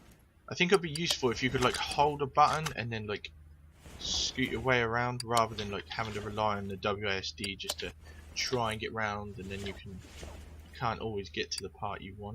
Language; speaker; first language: English; native; English